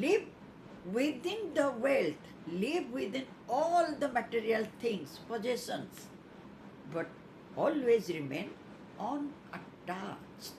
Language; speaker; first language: English; non-native, local second language; Odia